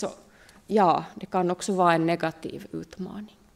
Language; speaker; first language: Swedish; non-native, local second language; Finnish